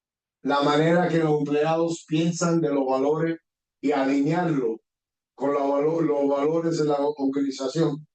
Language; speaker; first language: Spanish; early bilingual, heritage; Spanish